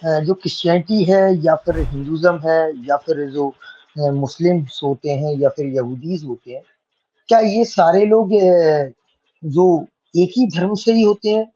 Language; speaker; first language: Hindi; native; Hindi